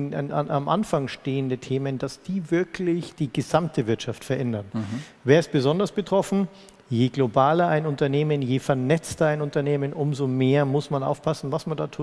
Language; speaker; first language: German; native; German